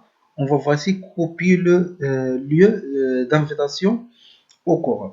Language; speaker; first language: French; non-native, learner; Arabic